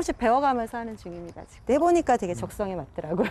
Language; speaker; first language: Korean; early bilingual, heritage; Korean